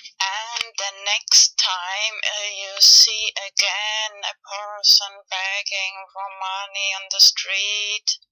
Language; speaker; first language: English; non-native, fluent; Spanish